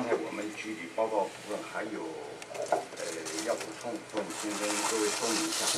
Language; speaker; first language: Chinese; native; Chinese